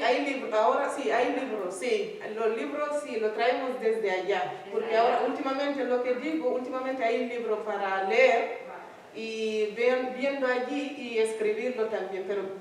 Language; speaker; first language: Spanish; non-native, learner; Fula